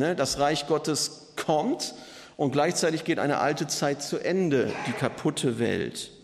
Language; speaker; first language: German; native; German